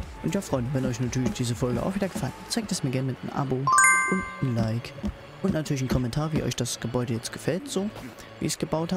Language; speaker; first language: German; native; German